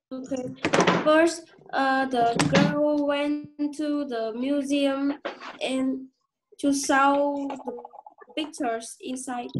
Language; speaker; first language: English; non-native, learner; Vietnamese